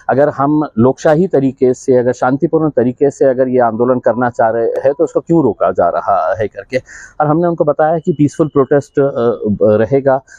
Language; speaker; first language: Urdu; native; Urdu